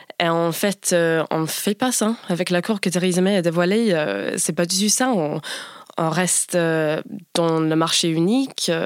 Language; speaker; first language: French; non-native, fluent; English